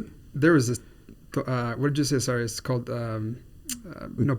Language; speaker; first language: English; non-native, fluent; Spanish